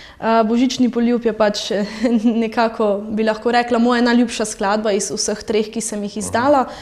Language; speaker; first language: Slovenian; early bilingual, other home language; French